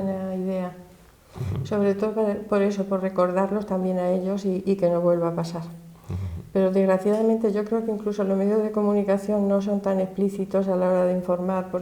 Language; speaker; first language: Spanish; native; Spanish